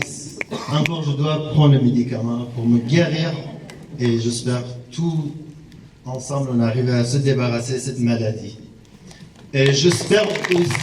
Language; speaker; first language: French; non-native, fluent; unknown